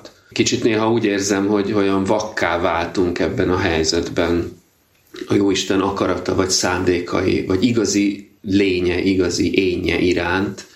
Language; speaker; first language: Hungarian; native; Hungarian